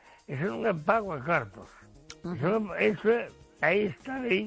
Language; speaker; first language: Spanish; non-native, local second language; Galician